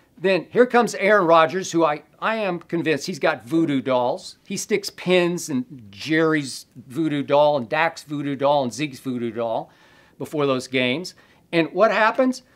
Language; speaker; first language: English; native; English